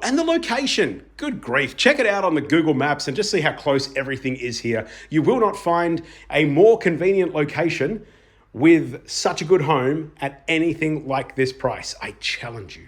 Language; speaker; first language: English; native; English